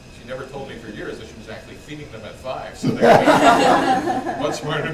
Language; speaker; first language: English; native; English